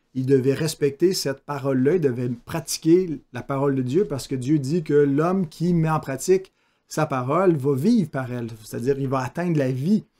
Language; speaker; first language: French; native; French